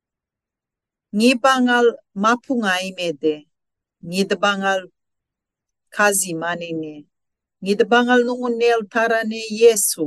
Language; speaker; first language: English; non-native, local second language; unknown